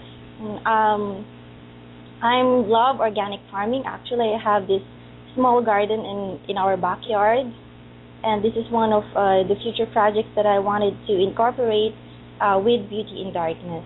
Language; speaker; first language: English; non-native, local second language; Filipino